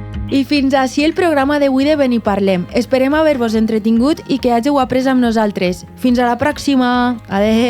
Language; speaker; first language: Catalan; native; Catalan